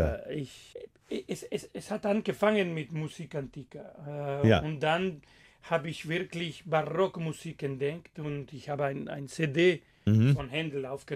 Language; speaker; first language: German; non-native, fluent; Spanish